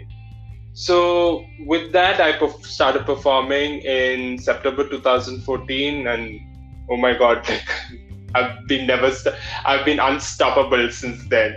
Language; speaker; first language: English; non-native, local second language; Malayalam